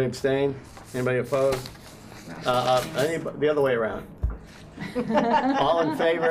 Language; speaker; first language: English; native; English